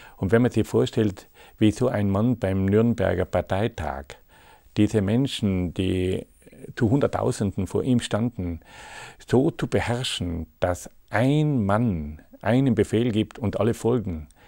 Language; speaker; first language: German; native; German